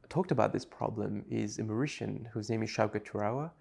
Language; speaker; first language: English; non-native, fluent; French